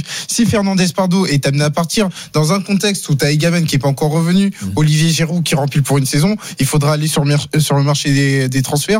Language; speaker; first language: French; native; French